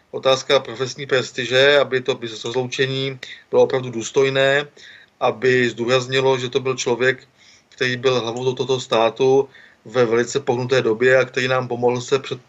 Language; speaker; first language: Czech; native; Czech